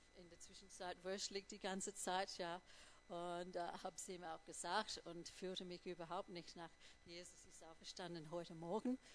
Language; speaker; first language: German; non-native, fluent; English